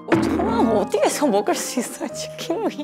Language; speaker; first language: Korean; native; Korean